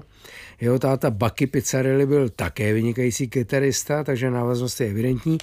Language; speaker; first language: Czech; native; Czech